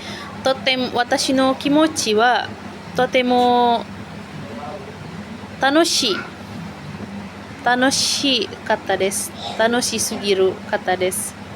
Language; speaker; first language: Japanese; non-native, learner; Indonesian